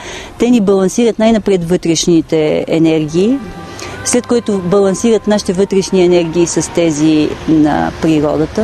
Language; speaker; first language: Bulgarian; native; Bulgarian